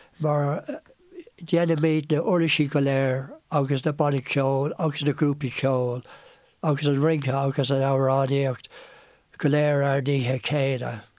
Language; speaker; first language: Irish; non-native, local second language; English